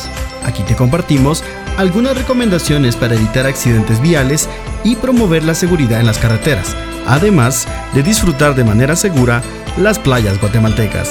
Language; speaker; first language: Spanish; native; Spanish